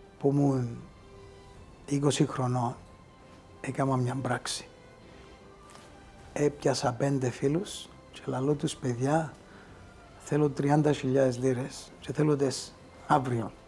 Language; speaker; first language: Greek; early bilingual, heritage; Greek